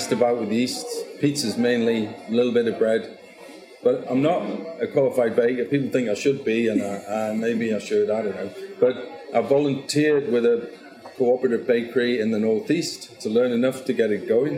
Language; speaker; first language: English; native; English